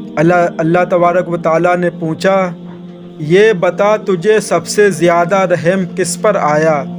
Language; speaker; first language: Urdu; native; Urdu